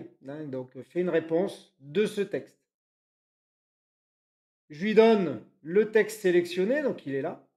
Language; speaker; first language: French; native; French